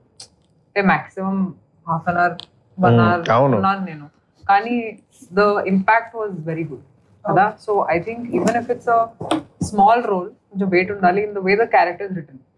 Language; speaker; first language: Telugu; non-native, learner; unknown